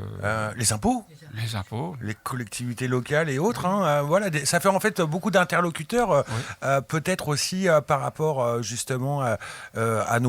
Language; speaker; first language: French; native; French